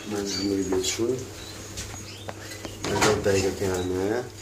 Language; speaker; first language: German; non-native, learner; Kurdish